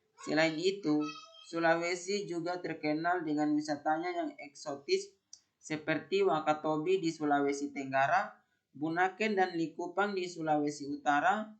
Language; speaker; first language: Indonesian; native; Indonesian